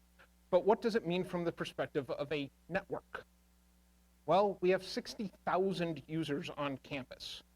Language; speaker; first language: English; native; English